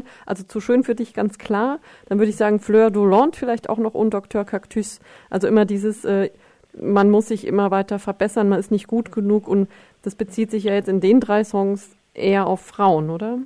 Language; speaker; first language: German; native; German